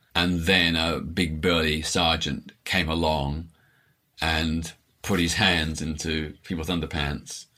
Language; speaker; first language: English; native; English